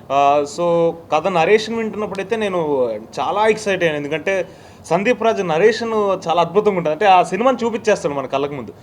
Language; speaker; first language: Telugu; native; Telugu